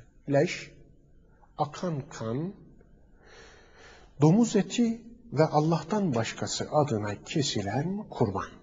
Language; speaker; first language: Turkish; native; Turkish